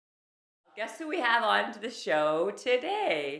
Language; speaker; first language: English; native; English